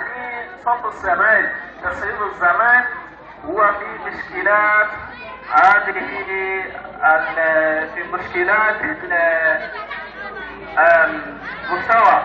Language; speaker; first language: Arabic; non-native, learner; Yoruba